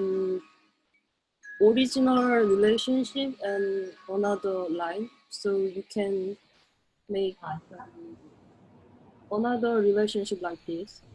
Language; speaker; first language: English; non-native, learner; Korean